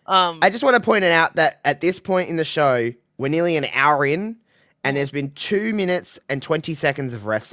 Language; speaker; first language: English; native; English